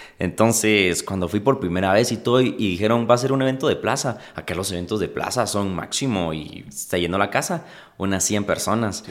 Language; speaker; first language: Spanish; native; Spanish